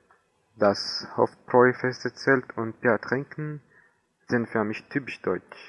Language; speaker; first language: German; non-native, learner; Arabic